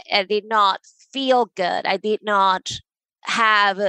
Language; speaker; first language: English; non-native, fluent; Spanish